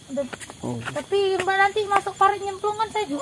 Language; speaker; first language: Indonesian; native; Indonesian